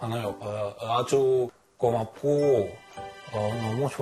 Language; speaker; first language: Korean; non-native, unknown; German